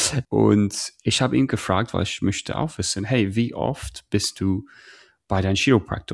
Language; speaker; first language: German; non-native, learner; English